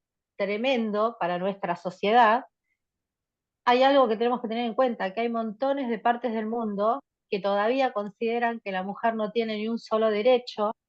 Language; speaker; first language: Spanish; native; Spanish